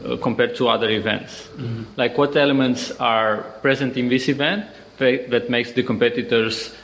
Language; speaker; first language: English; non-native, fluent; Romanian